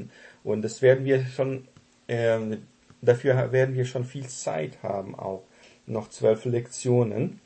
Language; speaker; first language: German; non-native, fluent; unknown